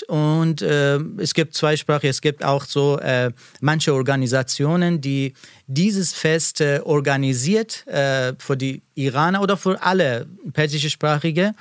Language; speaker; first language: German; non-native, learner; Persian